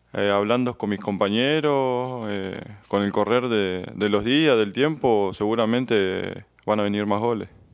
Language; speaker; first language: Spanish; native; Spanish